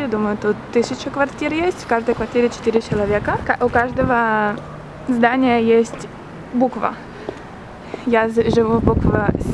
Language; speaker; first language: Russian; early bilingual, heritage; Russian